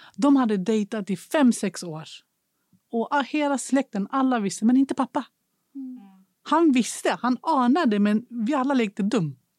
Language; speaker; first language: Swedish; early bilingual, other home language; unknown